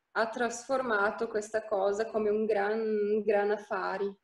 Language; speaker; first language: Italian; non-native, fluent; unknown